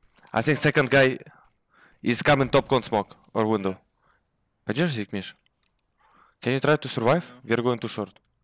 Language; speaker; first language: English; non-native, fluent; Russian